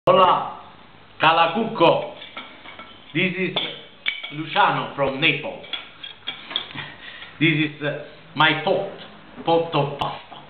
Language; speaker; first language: English; non-native, learner; Italian